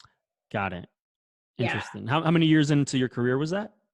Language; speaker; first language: English; native; English